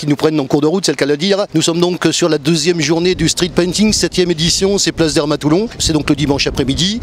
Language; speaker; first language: French; native; French